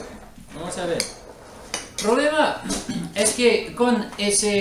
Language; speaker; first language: Spanish; non-native, learner; French